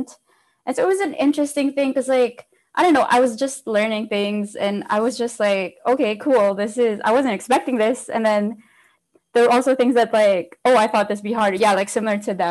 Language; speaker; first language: English; non-native, local second language; Filipino